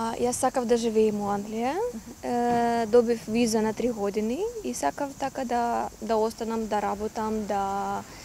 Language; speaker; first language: Macedonian; non-native, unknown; Ukrainian